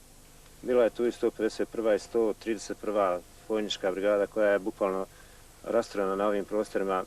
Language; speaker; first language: Bosnian; native; Bosnian